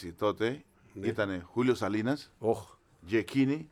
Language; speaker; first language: Greek; non-native, learner; Spanish